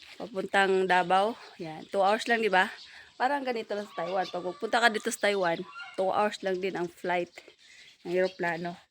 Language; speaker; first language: Filipino; non-native, local second language; Cebuano